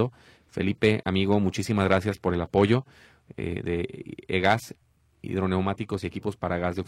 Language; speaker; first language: Spanish; native; Spanish